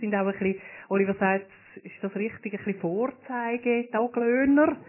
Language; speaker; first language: German; native; German